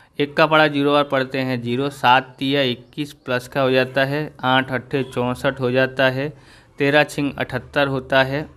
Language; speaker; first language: Hindi; non-native, local second language; Gujarati